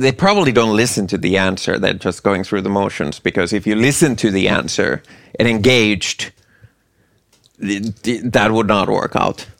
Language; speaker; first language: English; non-native, fluent; Finnish